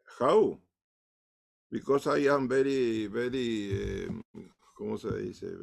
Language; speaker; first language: English; non-native, learner; Spanish